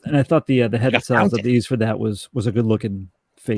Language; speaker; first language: English; native; English